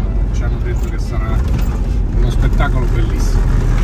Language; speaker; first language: Italian; native; Italian